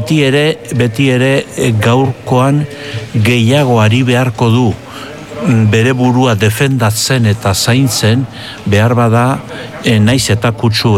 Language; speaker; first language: Basque; native; Basque